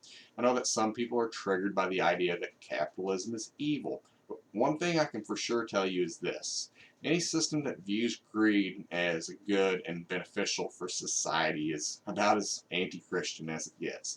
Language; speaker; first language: English; native; English